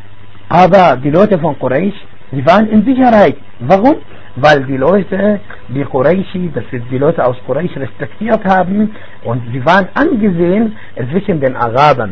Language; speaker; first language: German; non-native, fluent; Arabic